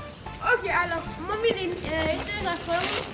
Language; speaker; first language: Persian; native; Persian